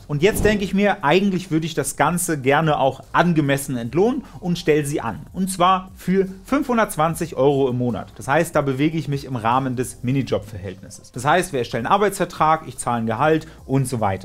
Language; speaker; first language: German; native; German